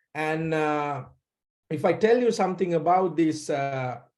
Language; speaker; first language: English; non-native, local second language; Sinhala